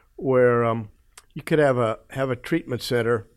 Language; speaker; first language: English; native; English